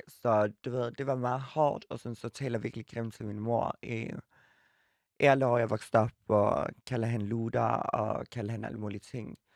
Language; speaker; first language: Danish; early bilingual, other home language; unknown